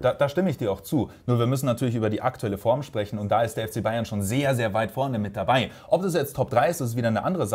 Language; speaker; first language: German; native; German